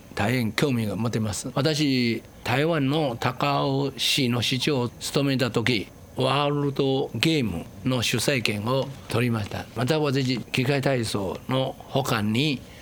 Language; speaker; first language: Japanese; non-native, fluent; Chinese